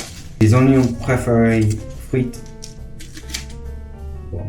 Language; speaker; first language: French; non-native, learner; English